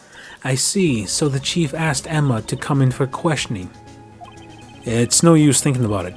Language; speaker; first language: English; native; English